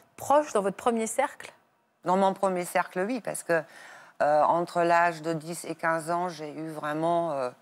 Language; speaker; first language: French; non-native, fluent; German